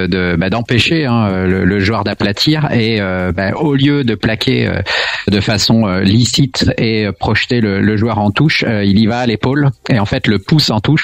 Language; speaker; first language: French; native; French